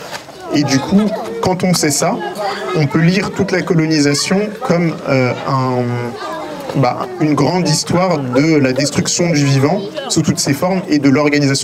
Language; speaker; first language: French; native; French